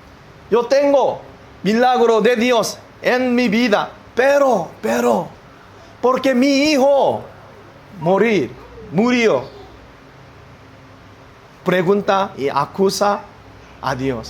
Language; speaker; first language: Spanish; non-native, learner; Korean